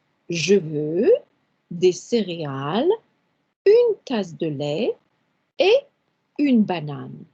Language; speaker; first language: French; non-native, fluent; English